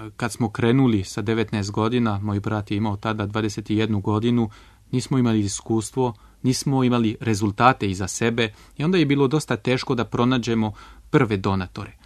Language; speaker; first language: Serbian; non-native, fluent; French